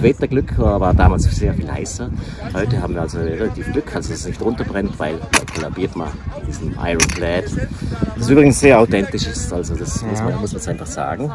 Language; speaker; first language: German; native; German